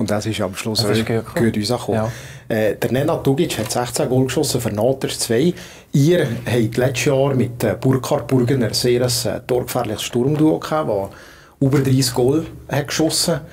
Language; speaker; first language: German; native; German